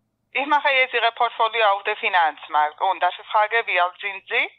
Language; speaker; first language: German; non-native, learner; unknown